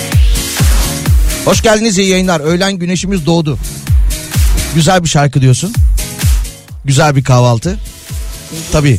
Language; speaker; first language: Turkish; native; Turkish